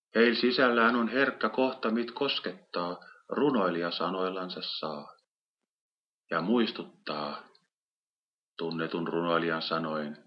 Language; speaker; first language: Finnish; native; Finnish